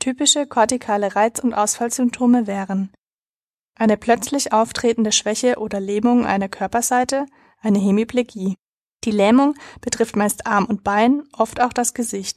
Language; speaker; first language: German; native; German